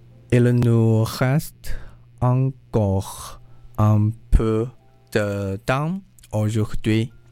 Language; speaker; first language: French; non-native, learner; Chinese